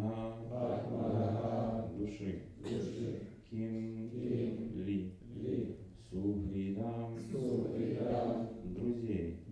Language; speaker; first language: Russian; native; Russian